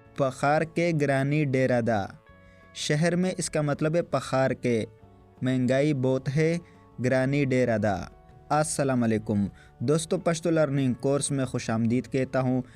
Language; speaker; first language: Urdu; non-native, local second language; Pashto